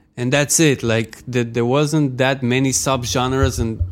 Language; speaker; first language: English; non-native, fluent; Hebrew